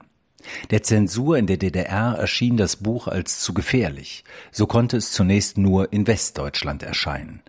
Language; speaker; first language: German; native; German